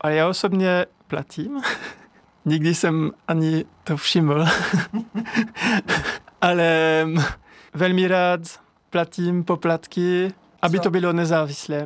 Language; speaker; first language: Czech; non-native, learner; French